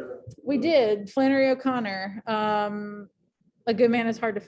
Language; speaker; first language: English; native; English